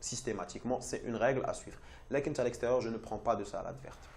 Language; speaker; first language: French; non-native, local second language; Arabic